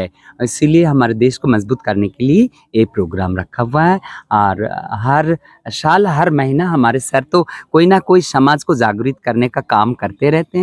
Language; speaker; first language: Hindi; non-native, local second language; Bangla